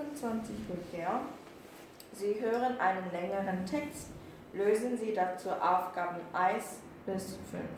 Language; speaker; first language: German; non-native, learner; Korean